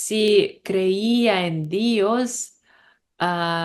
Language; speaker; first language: Spanish; non-native, learner; English